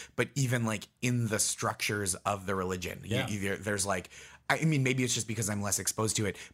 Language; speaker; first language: English; native; English